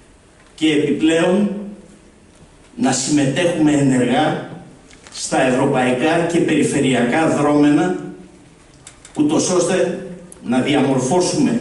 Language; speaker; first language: Greek; native; Greek